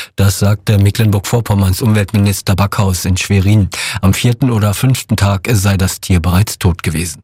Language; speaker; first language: German; native; German